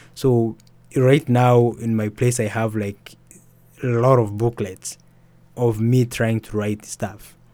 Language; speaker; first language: English; early bilingual, other home language; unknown